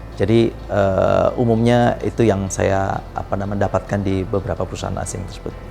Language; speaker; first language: Indonesian; native; Indonesian